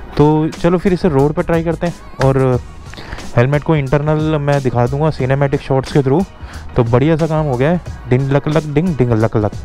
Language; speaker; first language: Hindi; native; Hindi